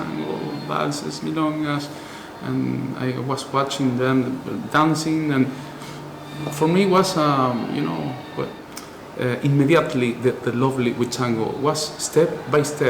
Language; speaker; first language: English; non-native, learner; Spanish